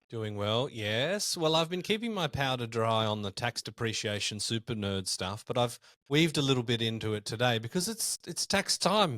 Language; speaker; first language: English; native; English